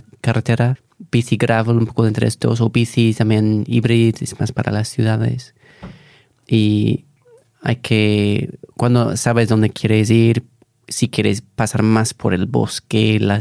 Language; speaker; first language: Spanish; non-native, fluent; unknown